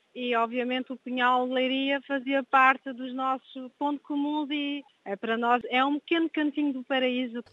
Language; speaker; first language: Portuguese; early bilingual, heritage; French